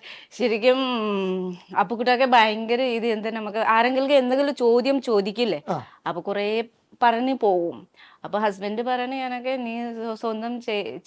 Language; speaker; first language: Malayalam; non-native, learner; Nepali